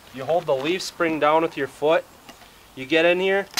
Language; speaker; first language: English; native; English